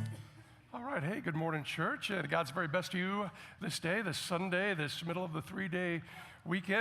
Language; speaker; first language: English; native; English